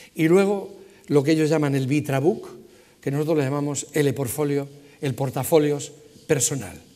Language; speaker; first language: Spanish; native; Spanish